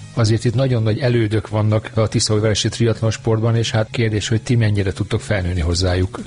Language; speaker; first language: Hungarian; native; Hungarian